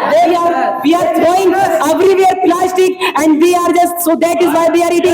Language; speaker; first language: English; non-native, learner; Hindi